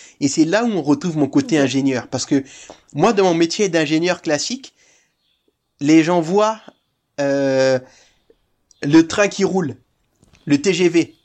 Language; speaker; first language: French; native; French